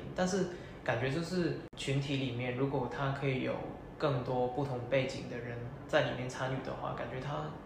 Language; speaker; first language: Chinese; non-native, local second language; Cantonese